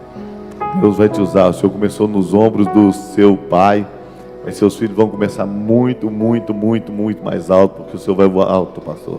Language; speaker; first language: Portuguese; native; Portuguese